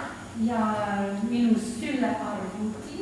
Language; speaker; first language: Estonian; non-native, learner; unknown